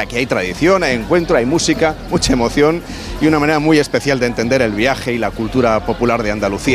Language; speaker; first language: Spanish; native; Spanish